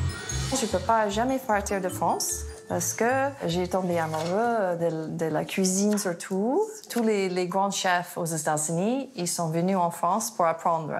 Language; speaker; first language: French; non-native, fluent; English